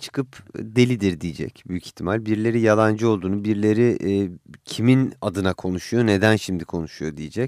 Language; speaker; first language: Turkish; native; Turkish